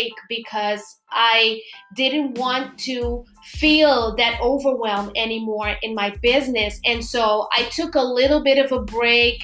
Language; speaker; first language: English; non-native, fluent; Papiamento